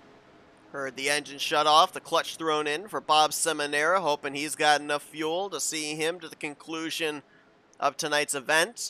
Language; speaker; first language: English; native; English